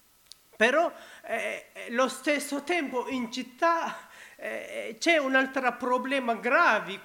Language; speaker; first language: Italian; non-native, learner; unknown